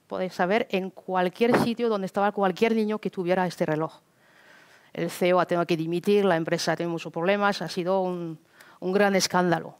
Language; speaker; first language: Spanish; non-native, fluent; French